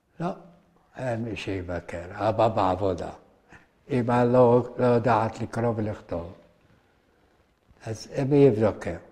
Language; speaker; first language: Hebrew; early bilingual, other home language; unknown